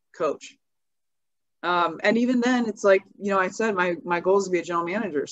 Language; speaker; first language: English; native; English